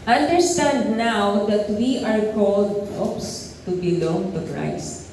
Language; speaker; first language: English; non-native, local second language; Filipino